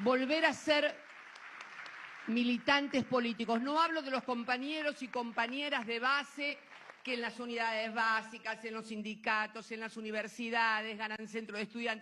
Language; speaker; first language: Spanish; native; Spanish